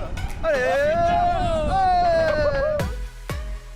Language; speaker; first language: French; native; French